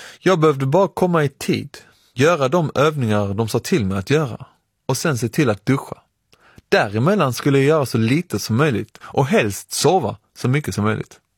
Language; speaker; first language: Swedish; early bilingual, other home language; Persian